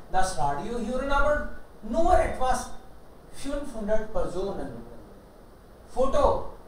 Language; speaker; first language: German; non-native, learner; Hindi